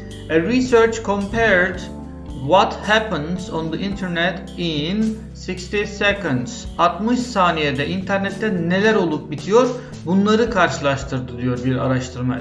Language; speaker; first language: English; non-native, fluent; Turkish